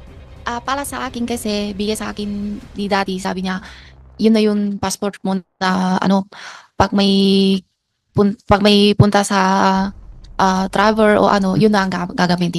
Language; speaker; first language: Filipino; non-native, learner; Chinese